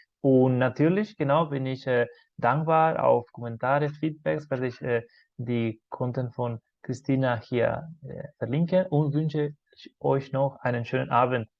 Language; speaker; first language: German; non-native, fluent; Spanish